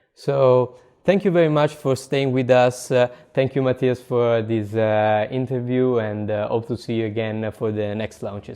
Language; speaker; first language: English; non-native, fluent; Italian